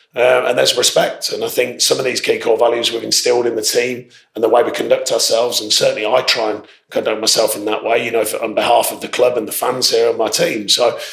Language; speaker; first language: English; native; English